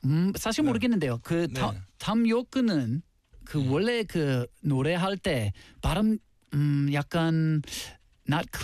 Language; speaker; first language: Korean; non-native, learner; English